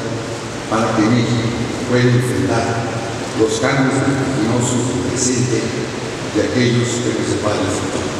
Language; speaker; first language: Spanish; native; Spanish